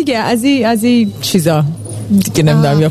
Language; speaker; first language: Persian; early bilingual, heritage; Persian